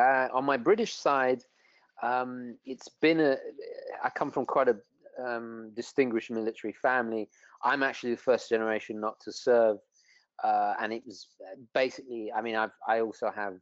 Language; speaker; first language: English; non-native, local second language; Italian